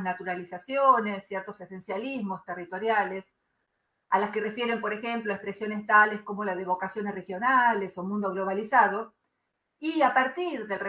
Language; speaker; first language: Spanish; native; Spanish